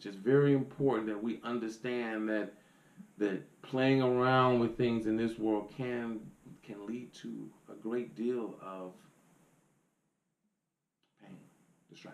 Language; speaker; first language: English; native; English